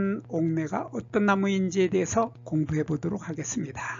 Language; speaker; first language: Korean; native; Korean